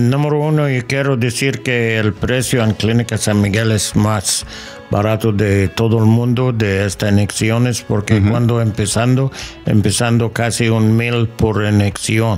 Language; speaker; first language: Spanish; non-native, learner; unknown